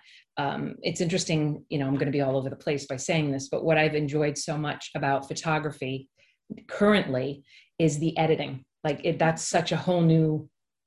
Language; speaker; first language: English; native; English